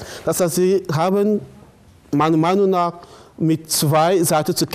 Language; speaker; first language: German; non-native, fluent; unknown